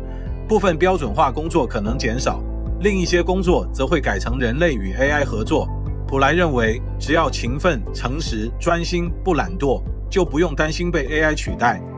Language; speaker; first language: Chinese; native; Chinese